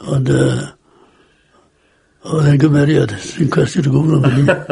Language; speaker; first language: Welsh; native; Welsh